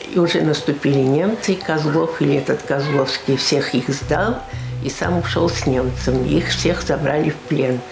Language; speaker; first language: Russian; non-native, local second language; Crimean Tatar